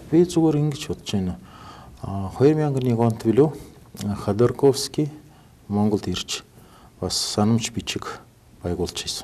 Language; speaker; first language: Mongolian; non-native, fluent; Russian